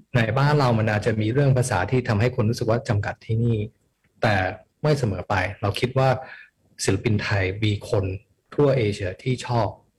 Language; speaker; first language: Thai; early bilingual, heritage; Thai